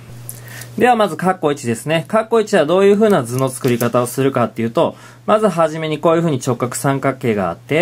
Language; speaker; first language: Japanese; native; Japanese